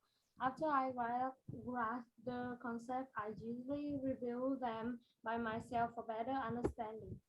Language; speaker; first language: English; non-native, learner; Vietnamese